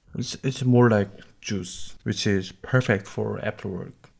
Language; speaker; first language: English; non-native, learner; Korean